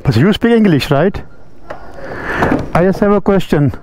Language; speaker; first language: English; non-native, local second language; Hindi